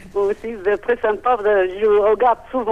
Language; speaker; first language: French; non-native, local second language; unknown